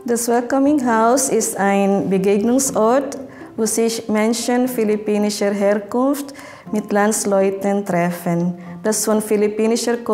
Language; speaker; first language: German; non-native, fluent; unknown